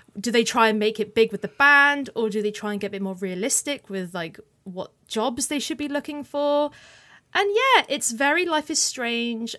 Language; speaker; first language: English; native; English